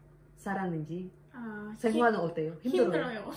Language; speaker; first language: Korean; non-native, learner; Indonesian